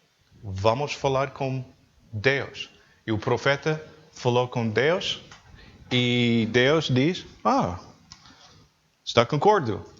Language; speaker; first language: Portuguese; non-native, learner; English